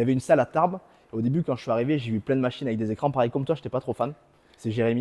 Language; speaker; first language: French; native; French